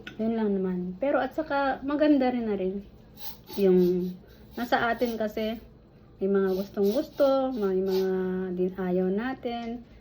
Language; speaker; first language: Filipino; non-native, local second language; Iloko